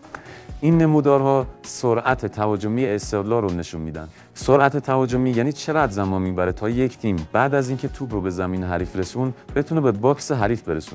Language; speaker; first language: Persian; native; Persian